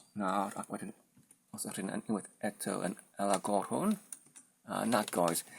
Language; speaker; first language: Welsh; non-native, learner; Polish